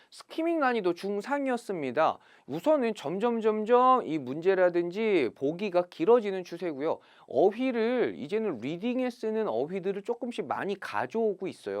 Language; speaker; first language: Korean; native; Korean